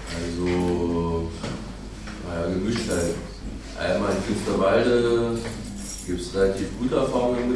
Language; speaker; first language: German; native; German